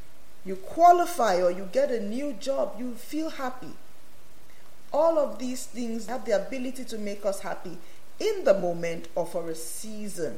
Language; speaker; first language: English; non-native, local second language; Yoruba